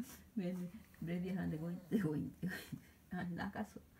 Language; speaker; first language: Swedish; non-native, learner; Portuguese